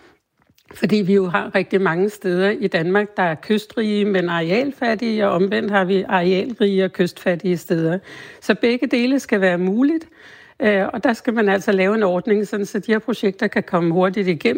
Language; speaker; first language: Danish; native; Danish